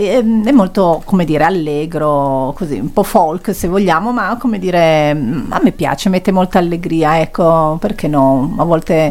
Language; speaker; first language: Italian; native; Italian